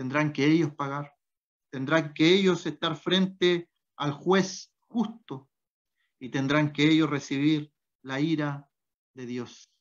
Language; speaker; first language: Spanish; native; Spanish